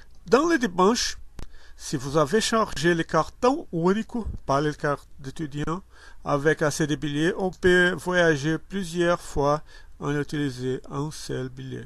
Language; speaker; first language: French; non-native, learner; Portuguese